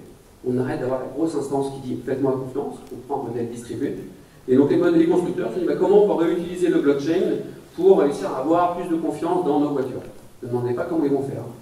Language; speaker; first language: French; native; French